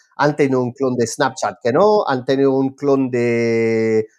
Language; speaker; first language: Spanish; non-native, fluent; French